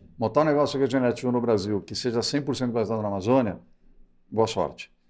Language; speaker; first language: Portuguese; early bilingual, other home language; Spanish